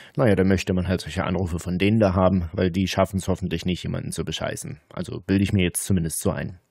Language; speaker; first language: German; native; German